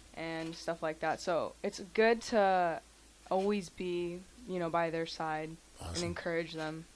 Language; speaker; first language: English; early bilingual, other home language; Spanish